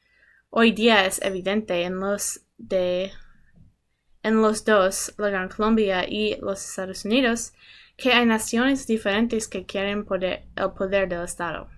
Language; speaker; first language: Spanish; non-native, learner; English